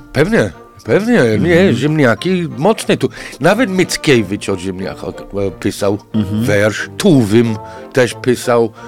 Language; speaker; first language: Polish; non-native, fluent; English